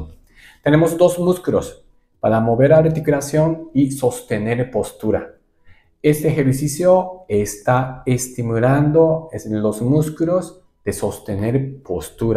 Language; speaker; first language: Spanish; non-native, learner; Japanese